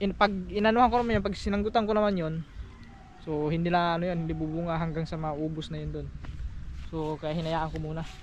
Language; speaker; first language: Filipino; non-native, local second language; Waray